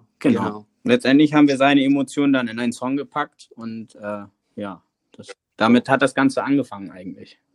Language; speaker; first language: German; native; German